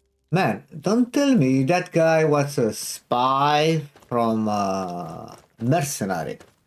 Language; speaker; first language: English; non-native, fluent; Romanian